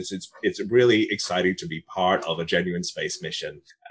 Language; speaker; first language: English; native; English